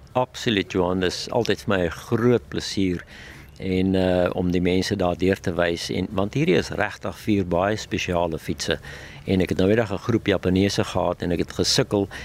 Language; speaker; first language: Afrikaans; native; Afrikaans